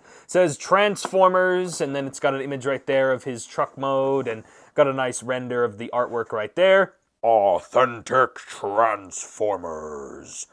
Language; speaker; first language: English; native; English